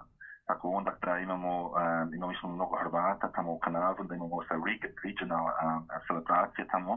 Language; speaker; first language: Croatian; early bilingual, heritage; Croatian